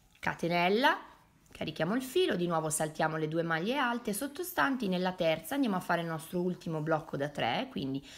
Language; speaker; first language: Italian; native; Italian